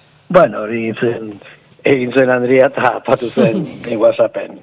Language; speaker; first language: Basque; non-native, local second language; Spanish